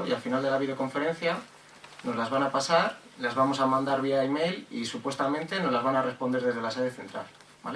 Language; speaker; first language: Spanish; native; Spanish